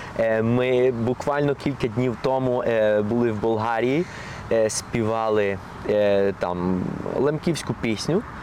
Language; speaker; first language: Ukrainian; non-native, fluent; Spanish